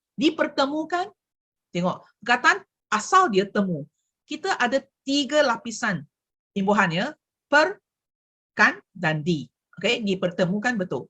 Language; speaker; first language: Malay; non-native, local second language; Chinese